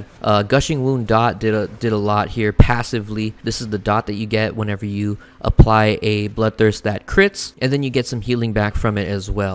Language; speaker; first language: English; native; English